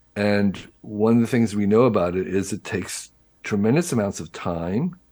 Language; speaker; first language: English; native; English